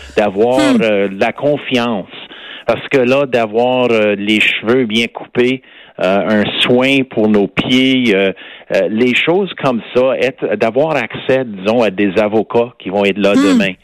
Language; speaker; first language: French; non-native, fluent; English